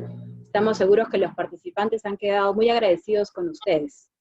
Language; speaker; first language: Spanish; native; Spanish